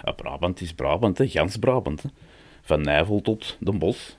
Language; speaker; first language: Dutch; native; Dutch